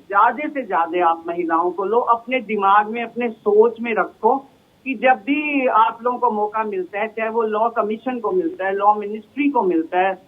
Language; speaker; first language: Hindi; native; Hindi